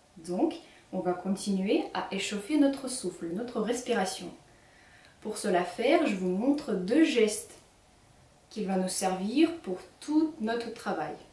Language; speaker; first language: French; non-native, fluent; Ukrainian